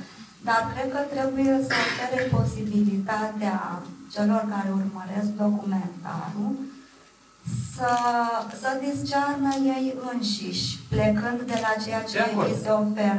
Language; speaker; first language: Romanian; native; Romanian